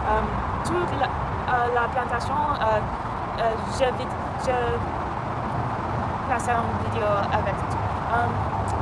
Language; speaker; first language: French; non-native, learner; English